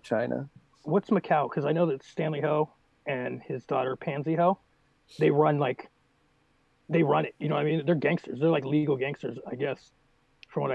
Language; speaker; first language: English; native; English